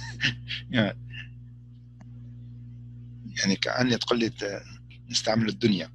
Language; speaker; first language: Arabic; native; Arabic